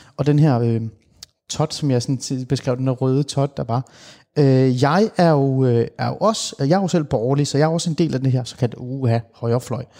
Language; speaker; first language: Danish; early bilingual, other home language; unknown